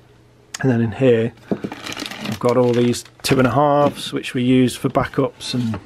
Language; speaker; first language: English; native; English